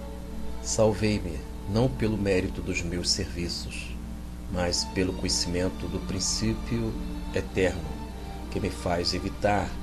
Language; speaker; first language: Portuguese; native; Portuguese